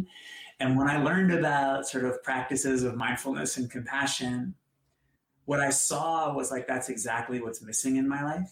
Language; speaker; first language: English; native; English